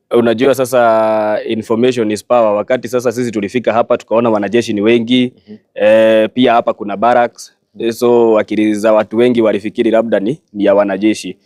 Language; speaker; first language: Swahili; non-native, local second language; Kikuyu